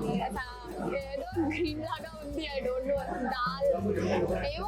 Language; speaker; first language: Telugu; non-native, learner; Hindi